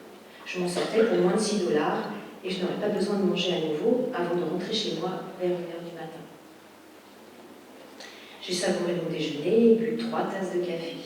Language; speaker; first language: French; native; French